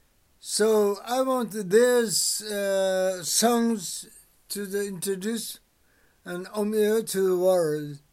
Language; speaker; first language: English; non-native, learner; Japanese